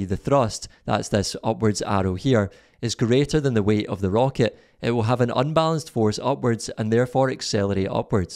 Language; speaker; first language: English; native; English